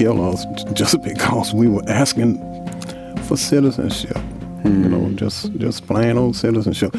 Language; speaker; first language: English; native; English